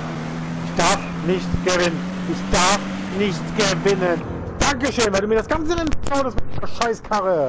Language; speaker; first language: German; native; German